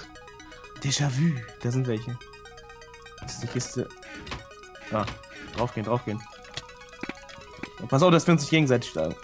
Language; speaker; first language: German; native; German